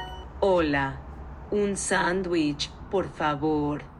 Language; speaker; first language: Spanish; non-native, learner; English